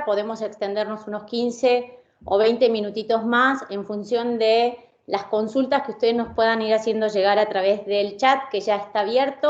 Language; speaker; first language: Spanish; native; Spanish